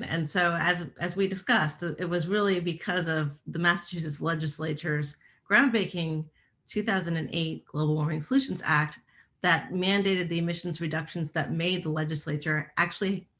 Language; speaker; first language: English; native; English